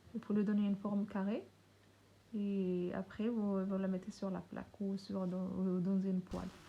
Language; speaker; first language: French; non-native, local second language; Arabic